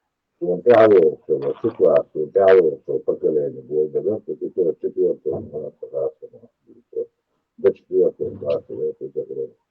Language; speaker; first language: Russian; non-native, local second language; Chechen